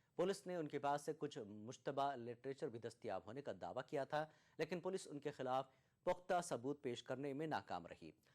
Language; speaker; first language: Urdu; native; Urdu